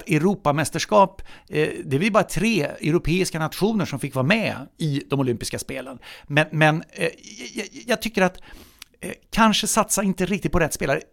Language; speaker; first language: Swedish; native; Swedish